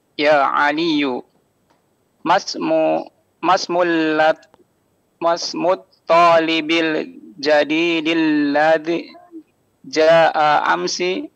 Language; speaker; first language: Arabic; non-native, learner; Indonesian